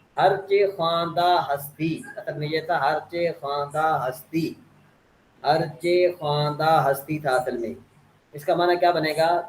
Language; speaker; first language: Urdu; native; Urdu